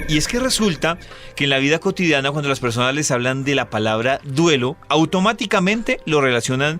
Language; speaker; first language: Spanish; native; Spanish